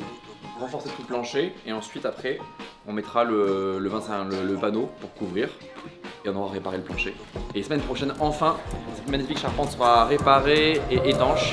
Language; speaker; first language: French; native; French